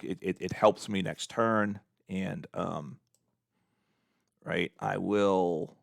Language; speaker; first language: English; native; English